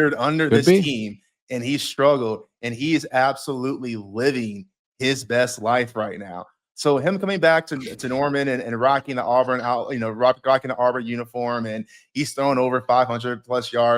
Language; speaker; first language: English; native; English